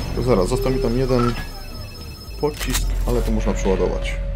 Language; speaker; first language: Polish; native; Polish